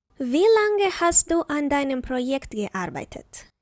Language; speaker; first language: German; non-native, fluent; Ukrainian